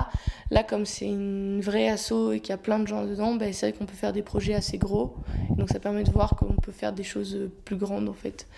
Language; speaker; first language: French; native; French